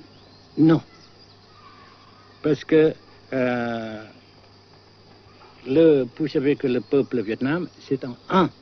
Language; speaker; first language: French; non-native, fluent; Vietnamese